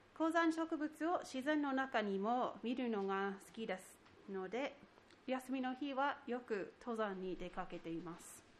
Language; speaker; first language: Japanese; non-native, fluent; English